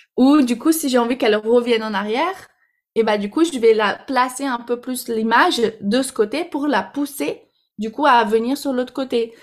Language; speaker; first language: French; non-native, fluent; Portuguese